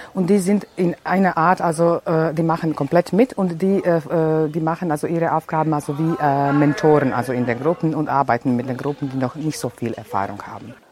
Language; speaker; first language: German; non-native, fluent; Serbian